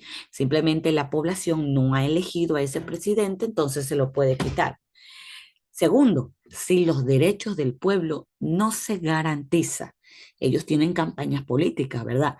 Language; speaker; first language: Spanish; native; Spanish